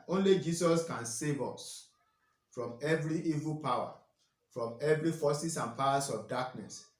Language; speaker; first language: English; non-native, local second language; Yoruba